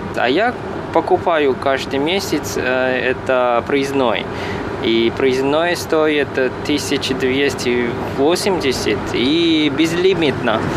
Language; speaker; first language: Russian; non-native, fluent; Chinese